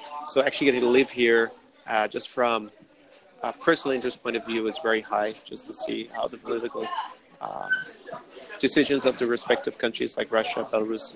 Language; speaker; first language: English; native; English